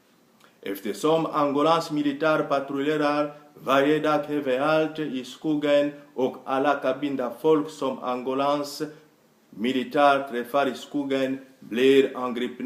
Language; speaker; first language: Swedish; non-native, fluent; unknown